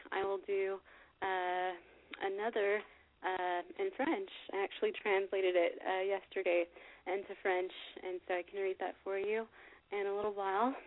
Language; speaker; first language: English; native; English